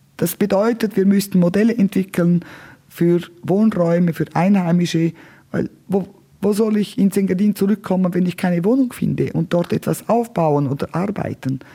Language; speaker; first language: German; non-native, local second language; Romansh